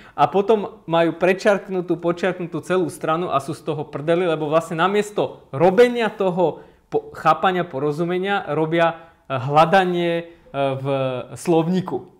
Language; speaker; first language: Slovak; early bilingual, other home language; Armenian